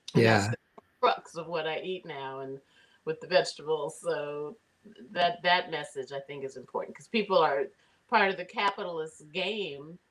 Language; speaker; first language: English; native; English